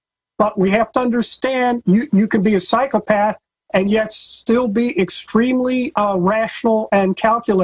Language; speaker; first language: English; native; English